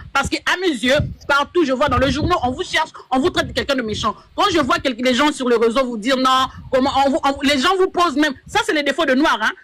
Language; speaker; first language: French; non-native, local second language; Lingala